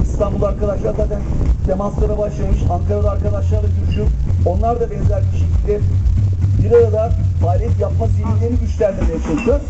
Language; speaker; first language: Turkish; native; Turkish